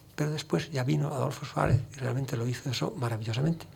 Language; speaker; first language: Spanish; native; Spanish